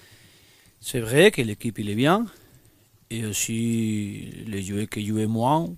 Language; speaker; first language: French; non-native, fluent; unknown